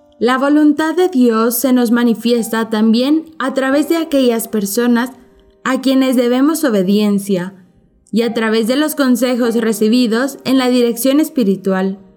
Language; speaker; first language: Spanish; native; Spanish